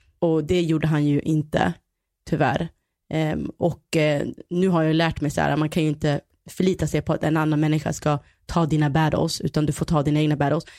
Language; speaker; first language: Swedish; early bilingual, other home language; Somali